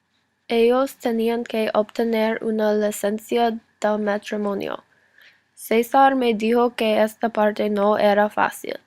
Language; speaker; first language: Spanish; non-native, learner; English